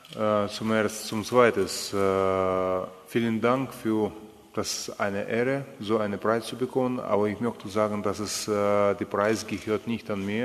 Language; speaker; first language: German; non-native, fluent; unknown